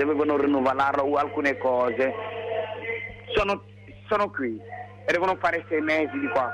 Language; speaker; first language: Italian; non-native, fluent; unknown